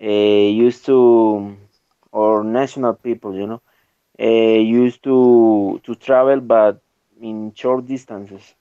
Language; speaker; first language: English; non-native, learner; Spanish